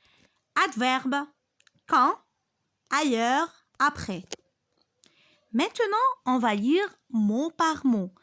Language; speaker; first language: French; non-native, local second language; Arabic